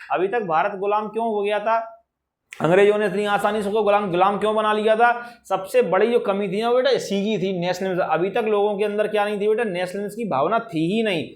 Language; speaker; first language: Hindi; native; Hindi